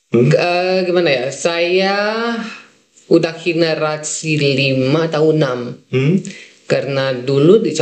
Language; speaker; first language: Indonesian; non-native, fluent; Dutch